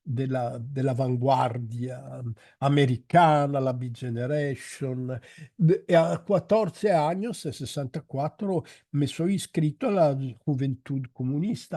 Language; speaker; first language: Spanish; non-native, fluent; Italian